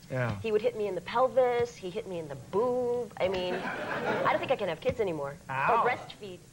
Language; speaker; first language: English; native; English